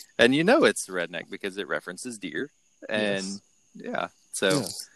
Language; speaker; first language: English; native; English